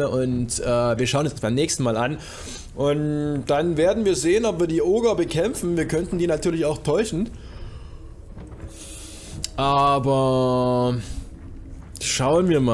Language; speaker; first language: German; native; German